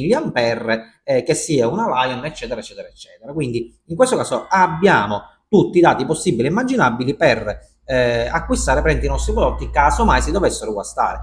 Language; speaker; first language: Italian; native; Italian